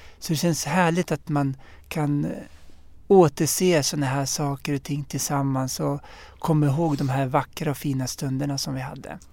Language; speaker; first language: Swedish; early bilingual, other home language; Arabic